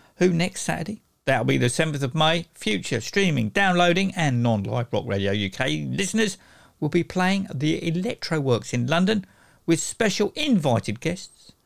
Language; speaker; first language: English; native; English